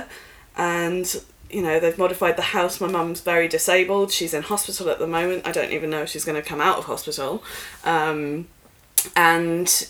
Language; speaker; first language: English; native; English